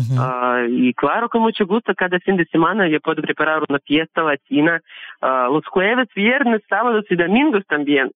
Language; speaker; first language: Spanish; non-native, learner; Russian